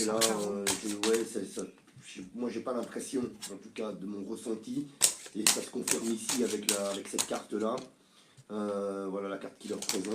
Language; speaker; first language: French; native; French